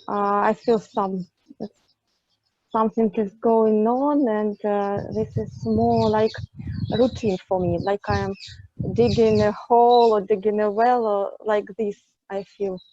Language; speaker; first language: English; non-native, fluent; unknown